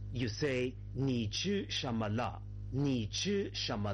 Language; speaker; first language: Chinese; non-native, learner; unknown